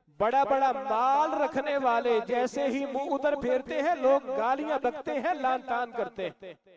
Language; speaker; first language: Urdu; non-native, local second language; Punjabi